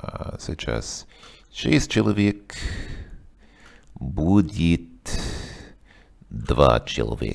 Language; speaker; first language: Russian; non-native, learner; English